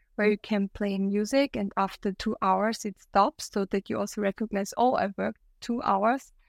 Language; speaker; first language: English; non-native, fluent; German